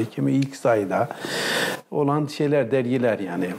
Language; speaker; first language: Turkish; native; Turkish